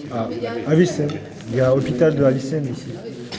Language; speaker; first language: French; non-native, learner; Uzbek